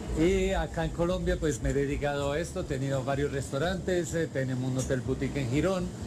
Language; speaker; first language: Spanish; non-native, fluent; Italian